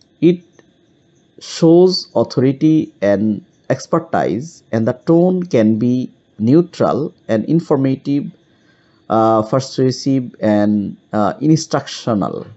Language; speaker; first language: English; non-native, local second language; Bangla